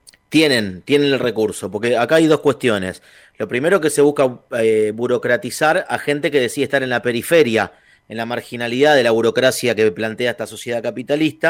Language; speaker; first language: Spanish; native; Spanish